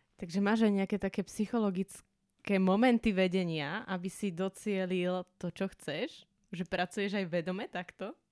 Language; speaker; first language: Slovak; native; Slovak